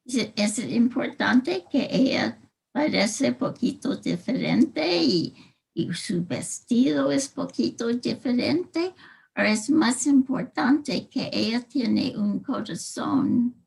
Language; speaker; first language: Spanish; early bilingual, heritage; English